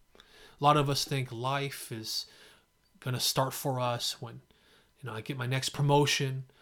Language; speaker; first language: English; native; English